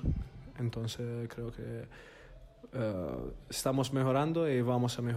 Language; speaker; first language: Spanish; non-native, fluent; Italian